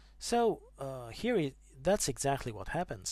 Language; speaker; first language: English; non-native, fluent; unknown